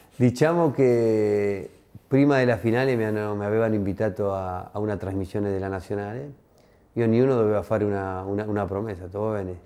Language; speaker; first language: Italian; non-native, fluent; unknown